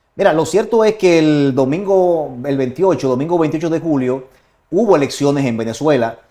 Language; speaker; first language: Spanish; native; Spanish